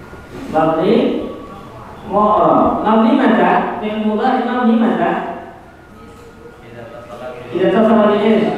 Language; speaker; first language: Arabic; non-native, fluent; Indonesian